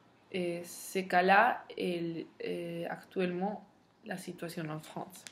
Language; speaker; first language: French; non-native, fluent; Spanish